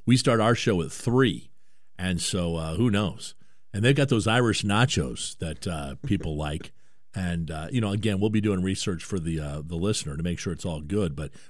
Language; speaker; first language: English; native; English